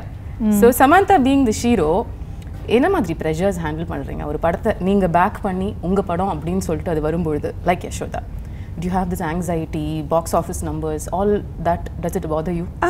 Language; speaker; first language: Tamil; native; Tamil